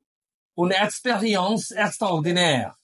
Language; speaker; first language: French; non-native, learner; Bangla